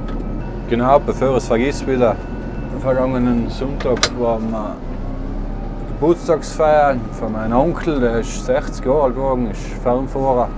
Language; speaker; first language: German; native; German